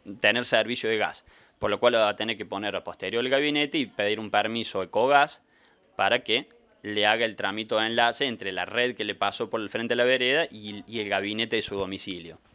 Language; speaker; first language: Spanish; native; Spanish